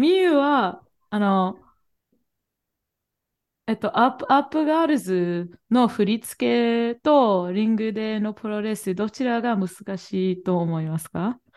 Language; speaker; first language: Japanese; non-native, fluent; English